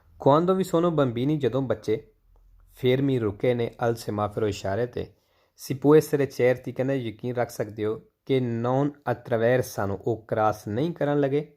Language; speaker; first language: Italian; non-native, learner; Punjabi